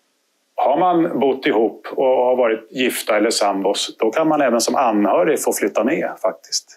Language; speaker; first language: Swedish; native; Swedish